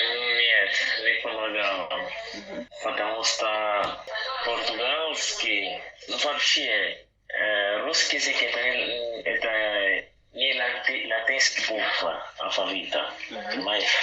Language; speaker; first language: Russian; non-native, learner; Portuguese